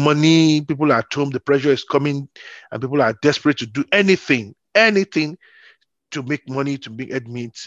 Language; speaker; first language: English; non-native, local second language; Yoruba